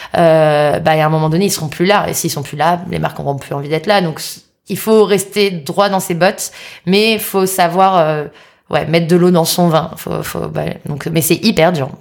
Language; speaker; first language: French; native; French